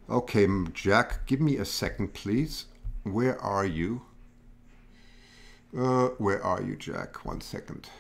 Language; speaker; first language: English; native; English